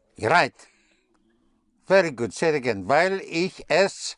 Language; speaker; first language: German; non-native, fluent; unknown